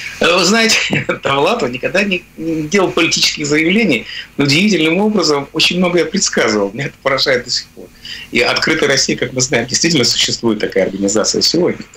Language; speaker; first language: Russian; native; Russian